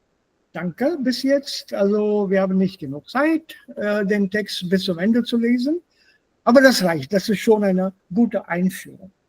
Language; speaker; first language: German; non-native, fluent; Hindi